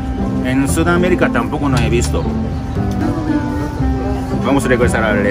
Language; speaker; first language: Spanish; non-native, learner; Japanese